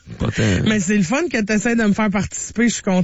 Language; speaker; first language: French; native; French